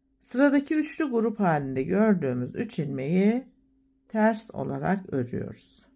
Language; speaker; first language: Turkish; native; Turkish